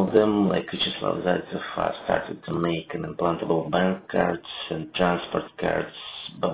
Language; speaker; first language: English; non-native, learner; Russian